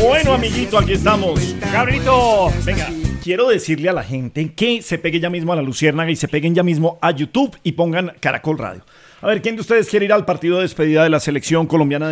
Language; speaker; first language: Spanish; native; Spanish